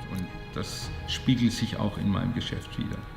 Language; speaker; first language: German; native; German